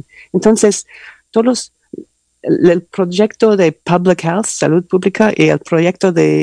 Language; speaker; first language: Spanish; non-native, learner; English